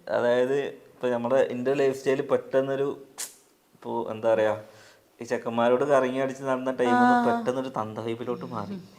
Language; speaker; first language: Malayalam; native; Malayalam